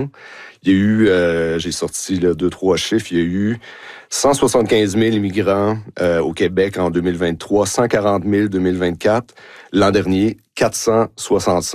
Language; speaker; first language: French; native; French